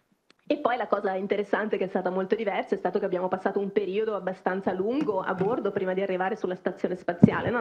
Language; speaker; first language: Italian; native; Italian